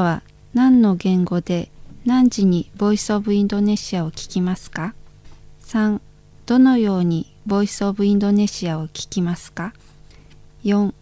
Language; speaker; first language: Japanese; non-native, fluent; Indonesian